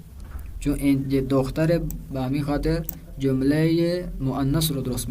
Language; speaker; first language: Persian; non-native, fluent; Urdu